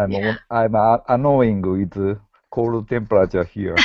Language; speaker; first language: English; non-native, learner; Japanese